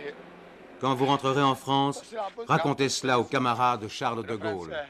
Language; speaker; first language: French; native; French